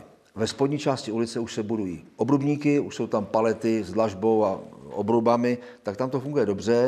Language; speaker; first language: Czech; native; Czech